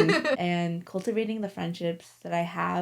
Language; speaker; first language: English; native; English